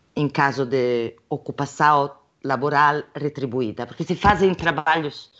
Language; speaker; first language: Portuguese; non-native, fluent; Italian